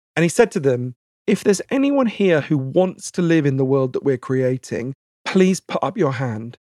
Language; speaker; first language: English; native; English